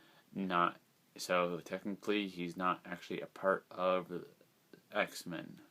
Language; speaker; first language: English; native; English